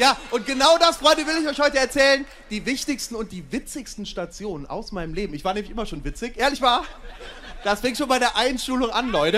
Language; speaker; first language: German; native; German